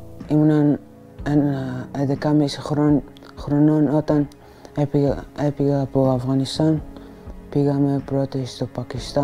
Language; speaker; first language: Greek; non-native, learner; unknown